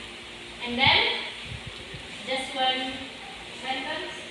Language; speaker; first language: English; non-native, learner; Indonesian